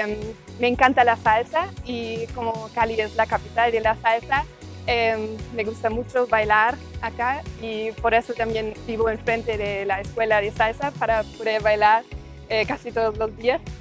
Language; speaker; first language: Spanish; non-native, fluent; German